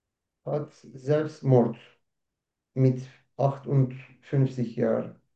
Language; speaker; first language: German; non-native, learner; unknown